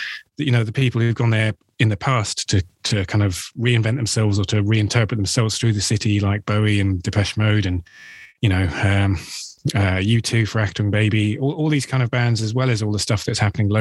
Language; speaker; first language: English; native; English